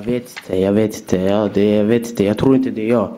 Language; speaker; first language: Swedish; early bilingual, other home language; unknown